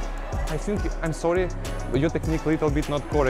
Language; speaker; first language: English; non-native, learner; Russian